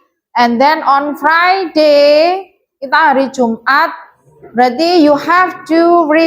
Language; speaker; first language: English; non-native, fluent; Indonesian